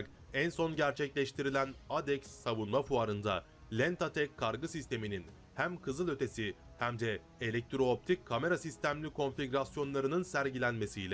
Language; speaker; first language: Turkish; native; Turkish